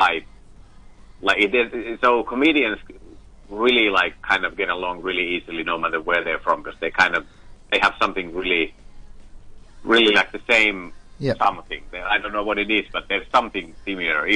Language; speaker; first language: English; non-native, fluent; Finnish